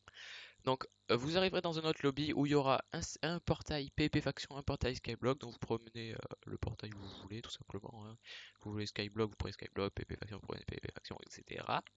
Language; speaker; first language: French; native; French